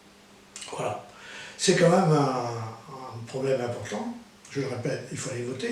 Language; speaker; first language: French; native; French